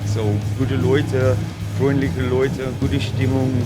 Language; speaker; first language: German; non-native, fluent; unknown